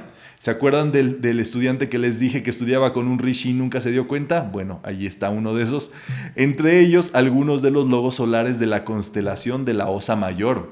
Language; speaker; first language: Spanish; native; Spanish